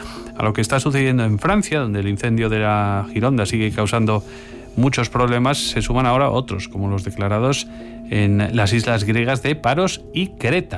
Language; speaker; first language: Spanish; native; Spanish